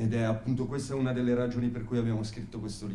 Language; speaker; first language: Italian; native; Italian